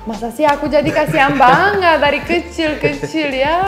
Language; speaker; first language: Indonesian; non-native, fluent; Romanian